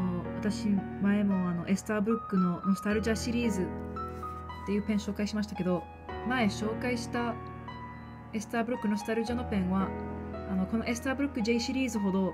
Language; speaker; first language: Japanese; non-native, fluent; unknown